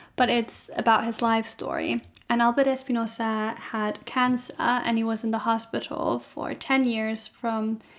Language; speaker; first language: English; non-native, fluent; German